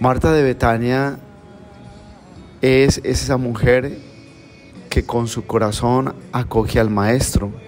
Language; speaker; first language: Spanish; native; Spanish